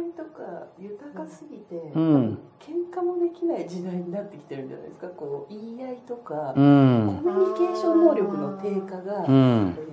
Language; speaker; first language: Japanese; native; Japanese